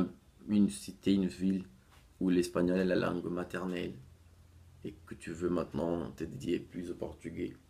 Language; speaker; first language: French; non-native, fluent; Portuguese